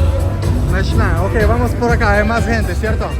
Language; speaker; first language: Spanish; non-native, learner; Russian